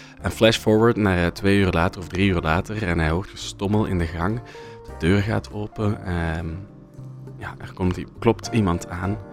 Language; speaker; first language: Dutch; native; Dutch